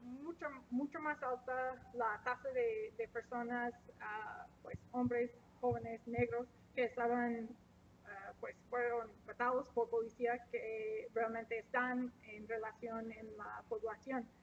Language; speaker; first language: Spanish; non-native, fluent; English